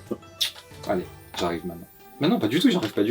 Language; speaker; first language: French; native; French